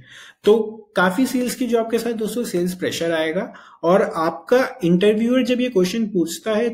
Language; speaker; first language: Hindi; native; Hindi